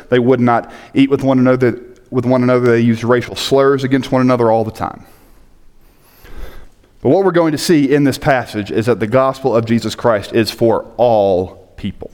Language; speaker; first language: English; native; English